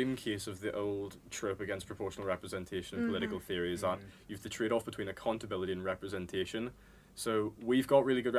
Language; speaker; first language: English; native; English